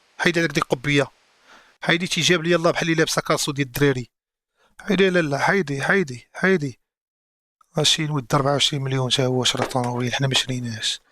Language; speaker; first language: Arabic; native; Arabic